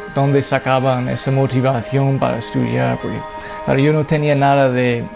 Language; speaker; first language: Spanish; non-native, fluent; English